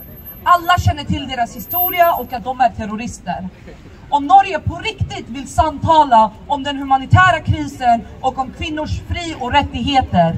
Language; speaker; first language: Swedish; early bilingual, other home language; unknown